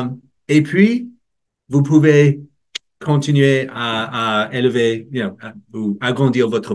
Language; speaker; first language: French; non-native, learner; English